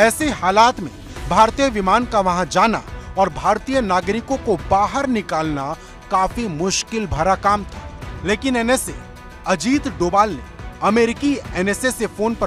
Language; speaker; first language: Hindi; native; Hindi